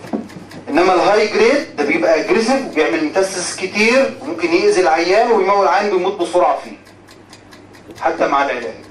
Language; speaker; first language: Arabic; native; Arabic